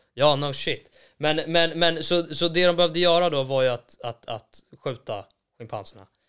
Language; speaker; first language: Swedish; native; Swedish